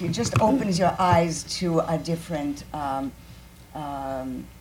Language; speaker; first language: English; non-native, fluent; Croatian